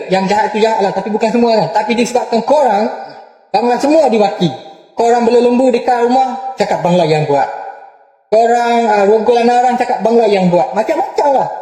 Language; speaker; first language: Malay; non-native, fluent; Bangla